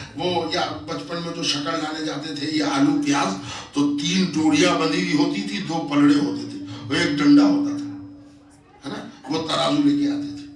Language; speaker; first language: Urdu; native; Urdu